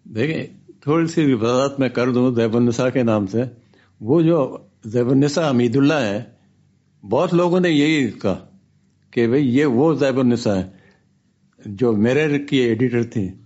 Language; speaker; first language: Urdu; non-native, local second language; Baluchi